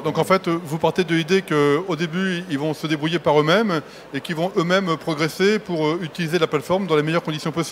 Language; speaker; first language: French; native; French